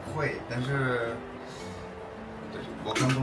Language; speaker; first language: Chinese; non-native, learner; Indonesian